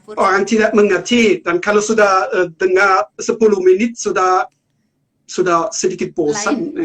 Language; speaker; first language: Indonesian; non-native, learner; German